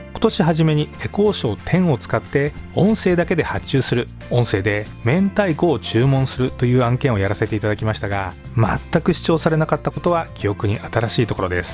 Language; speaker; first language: Japanese; native; Japanese